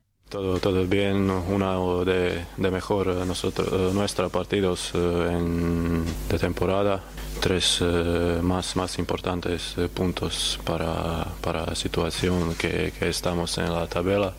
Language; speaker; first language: Spanish; non-native, learner; Croatian